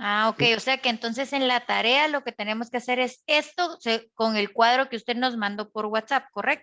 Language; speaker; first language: Spanish; native; Spanish